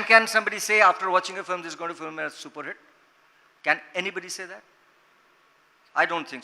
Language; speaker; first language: English; non-native, local second language; Bangla